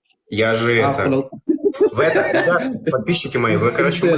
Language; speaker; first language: Russian; native; Russian